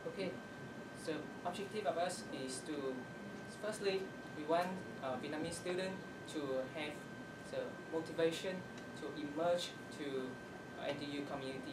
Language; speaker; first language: English; non-native, learner; Vietnamese